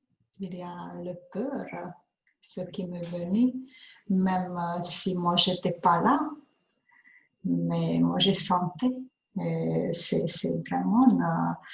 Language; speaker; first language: French; non-native, learner; Hungarian